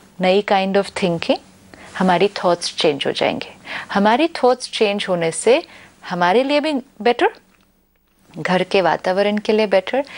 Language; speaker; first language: Hindi; native; Hindi